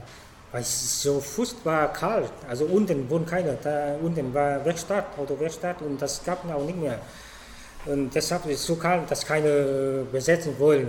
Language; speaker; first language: German; non-native, fluent; Vietnamese